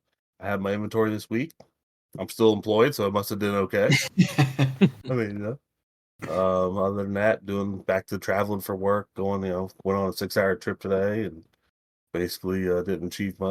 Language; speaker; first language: English; native; English